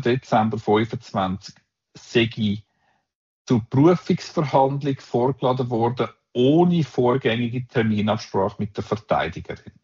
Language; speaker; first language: German; native; German